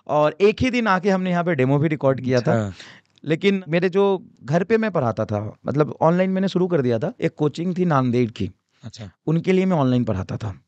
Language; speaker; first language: Hindi; native; Hindi